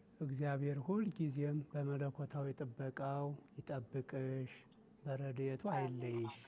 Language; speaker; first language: Amharic; native; Amharic